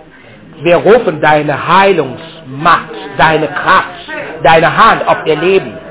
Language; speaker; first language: German; non-native, learner; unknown